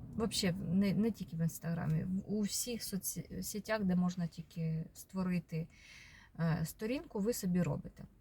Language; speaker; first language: Ukrainian; non-native, local second language; Russian